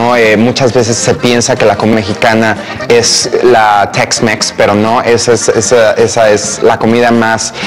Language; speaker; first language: Spanish; early bilingual, heritage; Spanish